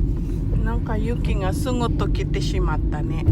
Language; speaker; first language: Japanese; non-native, fluent; Filipino